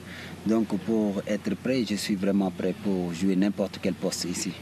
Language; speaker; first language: French; early bilingual, heritage; Italian